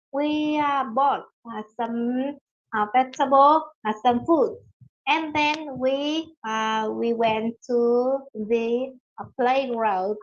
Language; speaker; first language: English; non-native, learner; Vietnamese